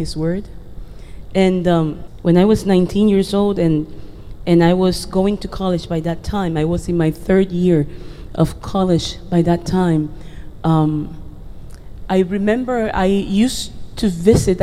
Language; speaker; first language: English; non-native, fluent; Spanish